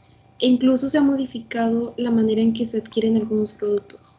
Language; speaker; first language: Spanish; native; Spanish